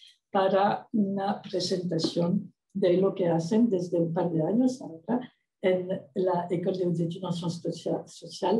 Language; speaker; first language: Spanish; non-native, fluent; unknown